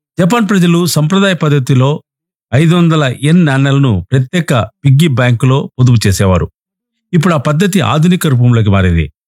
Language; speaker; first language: Telugu; native; Telugu